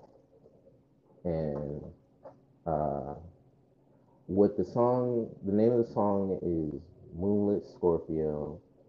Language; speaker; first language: English; native; English